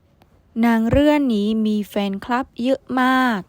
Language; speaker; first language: Thai; non-native, fluent; Burmese